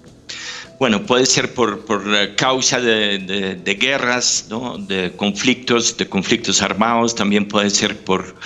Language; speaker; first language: Spanish; non-native, fluent; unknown